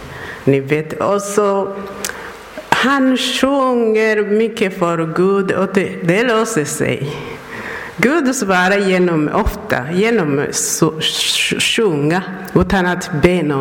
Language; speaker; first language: Swedish; non-native, learner; Persian